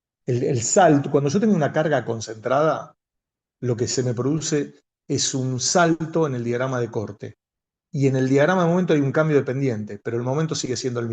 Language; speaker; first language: Spanish; native; Spanish